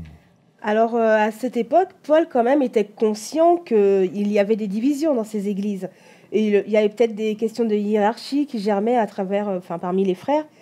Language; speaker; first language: French; native; French